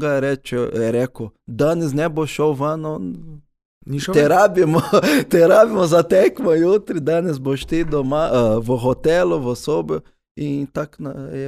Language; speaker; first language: Slovenian; early bilingual, other home language; Portuguese